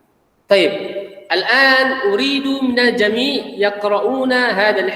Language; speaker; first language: Arabic; non-native, fluent; Indonesian